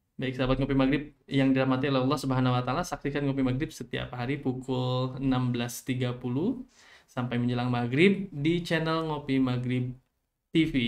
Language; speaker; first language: Indonesian; native; Indonesian